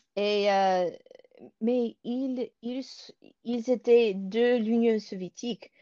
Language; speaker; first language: French; non-native, learner; English